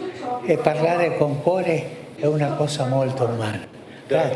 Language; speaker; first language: Italian; non-native, fluent; Spanish